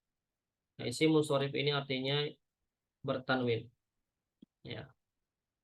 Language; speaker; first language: Indonesian; native; Indonesian